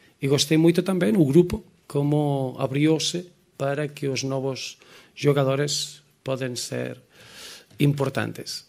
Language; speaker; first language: Portuguese; non-native, fluent; Spanish